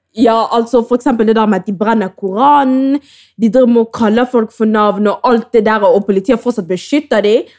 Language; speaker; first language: Norwegian; early bilingual, other home language; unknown